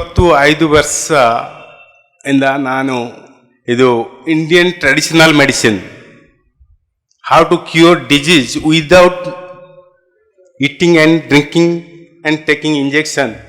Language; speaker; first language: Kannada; non-native, local second language; Odia